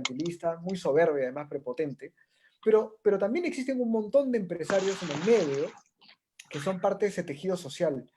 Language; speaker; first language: Spanish; native; Spanish